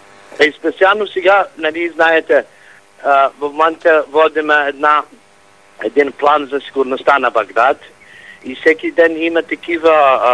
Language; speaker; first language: Bulgarian; non-native, fluent; Arabic